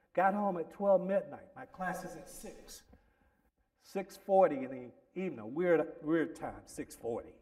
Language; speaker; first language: English; native; English